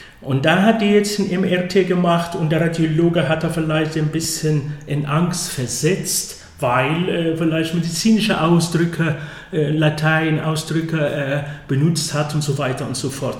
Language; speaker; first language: German; non-native, fluent; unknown